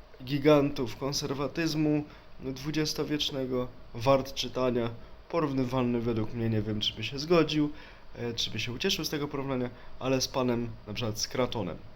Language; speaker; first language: Polish; native; Polish